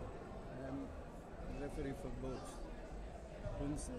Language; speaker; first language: English; non-native, learner; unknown